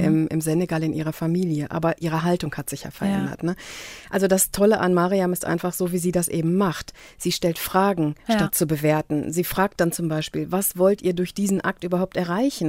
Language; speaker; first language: German; native; German